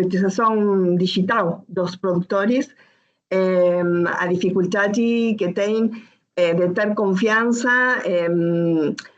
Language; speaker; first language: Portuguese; non-native, learner; Spanish